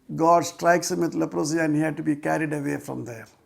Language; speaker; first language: English; non-native, local second language; Malayalam